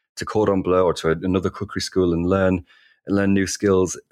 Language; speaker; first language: English; native; English